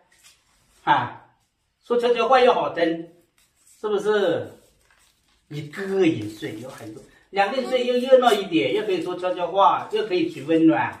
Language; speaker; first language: Chinese; native; Chinese